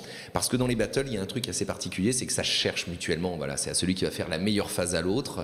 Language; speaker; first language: French; native; French